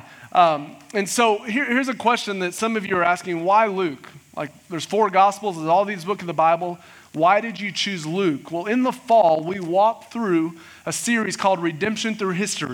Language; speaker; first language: English; native; English